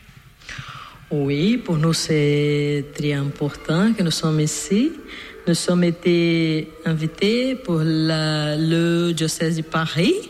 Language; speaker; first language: French; non-native, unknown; Portuguese